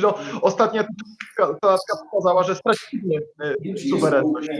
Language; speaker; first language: Polish; native; Polish